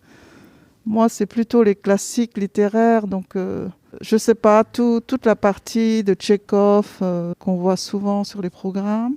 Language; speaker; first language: French; non-native, fluent; Vietnamese